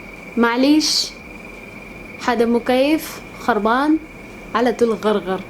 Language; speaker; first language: Arabic; non-native, local second language; Bangla